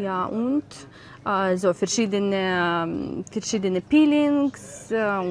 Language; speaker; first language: German; non-native, learner; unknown